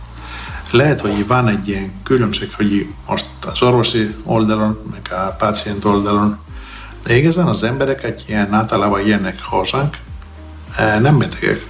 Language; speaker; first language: Hungarian; non-native, fluent; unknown